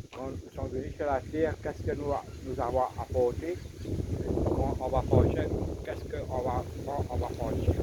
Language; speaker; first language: French; non-native, local second language; Morisyen